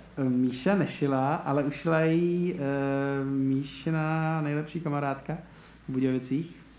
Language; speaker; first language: Czech; native; Czech